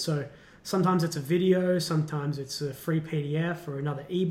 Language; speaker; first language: English; native; English